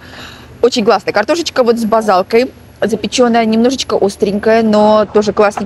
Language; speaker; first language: Russian; native; Russian